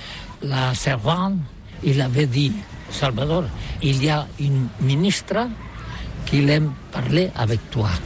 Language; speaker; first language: French; non-native, learner; Catalan